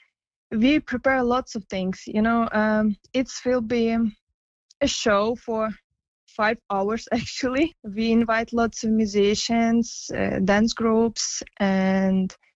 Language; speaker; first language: English; non-native, fluent; Ukrainian